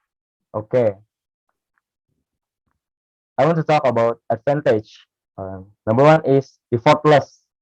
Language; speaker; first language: English; non-native, learner; Indonesian